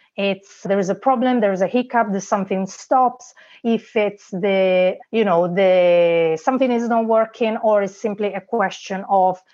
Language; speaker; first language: English; non-native, fluent; Italian